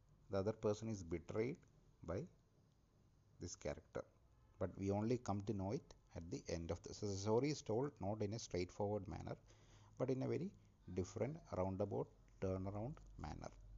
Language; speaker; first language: English; non-native, local second language; Malayalam